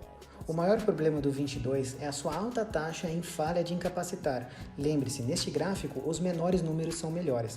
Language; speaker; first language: Portuguese; native; Portuguese